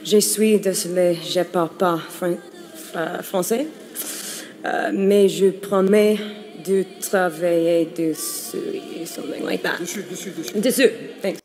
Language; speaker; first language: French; non-native, learner; English